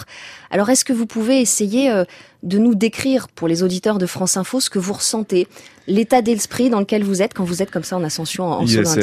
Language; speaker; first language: French; native; French